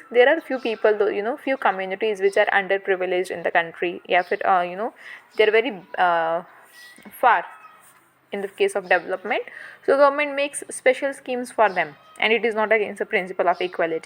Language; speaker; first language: English; non-native, local second language; Hindi